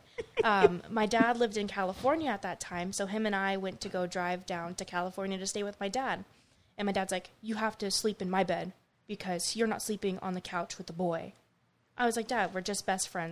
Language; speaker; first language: English; native; English